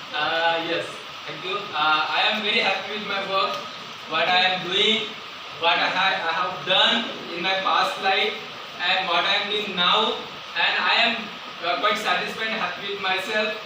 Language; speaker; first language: English; non-native, local second language; Marathi